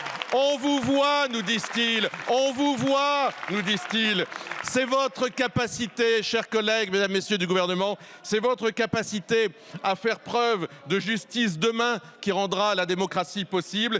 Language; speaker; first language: French; native; French